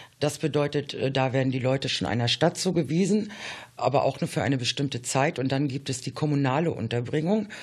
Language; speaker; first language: German; native; German